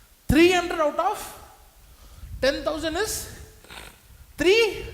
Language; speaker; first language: English; non-native, local second language; Tamil